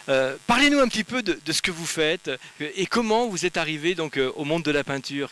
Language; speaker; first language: French; native; French